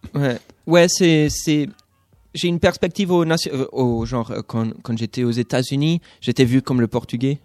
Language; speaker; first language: French; non-native, fluent; English